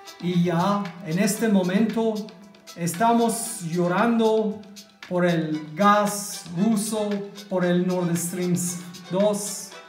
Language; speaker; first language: Spanish; non-native, fluent; German